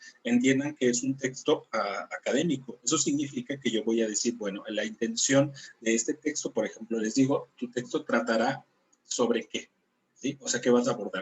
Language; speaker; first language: Spanish; native; Spanish